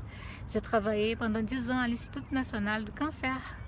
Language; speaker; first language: French; non-native, fluent; Portuguese